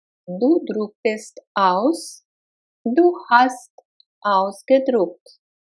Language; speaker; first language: German; non-native, fluent; Russian